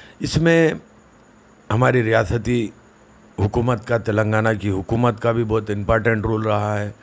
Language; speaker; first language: Urdu; native; Urdu